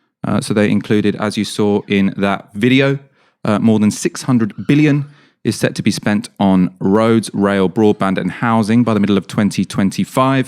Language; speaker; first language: English; native; English